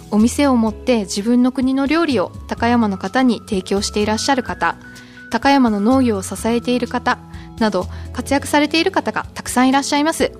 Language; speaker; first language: Japanese; native; Japanese